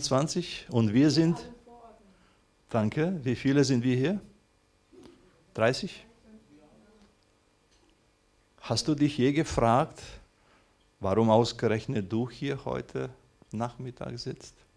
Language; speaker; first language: German; non-native, fluent; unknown